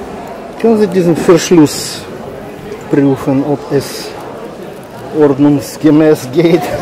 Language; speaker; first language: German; non-native, learner; Russian